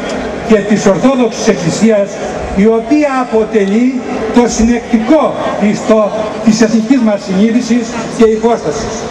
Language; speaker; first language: Greek; native; Greek